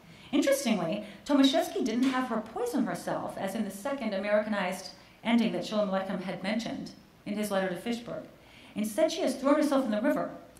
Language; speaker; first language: English; native; English